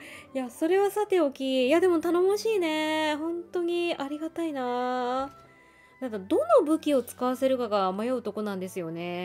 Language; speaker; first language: Japanese; native; Japanese